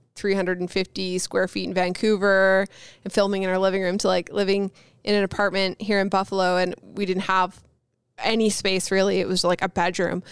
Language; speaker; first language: English; native; English